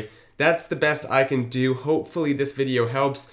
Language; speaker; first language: English; native; English